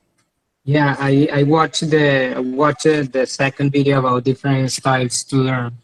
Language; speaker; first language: English; non-native, learner; Spanish